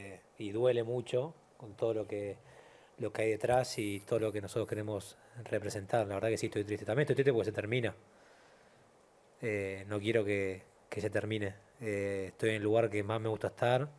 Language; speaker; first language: Spanish; native; Spanish